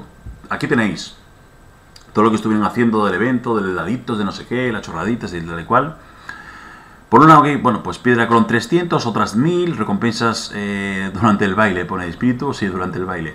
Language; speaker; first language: Spanish; native; Spanish